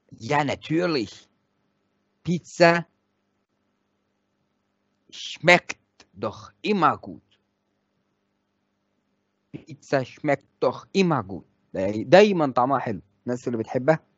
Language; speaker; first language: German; non-native, fluent; Arabic